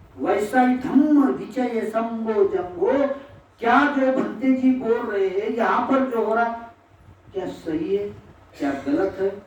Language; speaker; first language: Hindi; non-native, local second language; Marathi